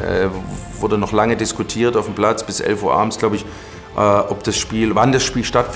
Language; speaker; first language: German; native; German